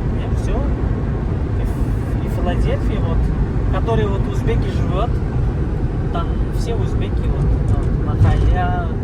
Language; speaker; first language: Russian; non-native, learner; Uzbek